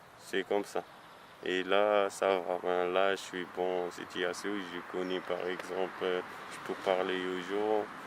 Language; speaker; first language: French; non-native, learner; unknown